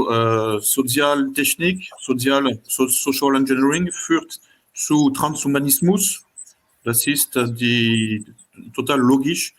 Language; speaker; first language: German; non-native, fluent; French